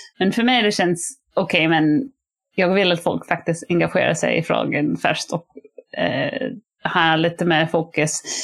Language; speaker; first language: Swedish; non-native, fluent; English